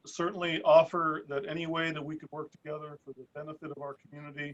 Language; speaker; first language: English; early bilingual, other home language; Spanish